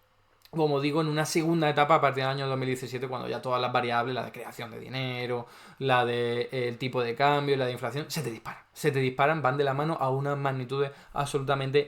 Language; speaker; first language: Spanish; native; Spanish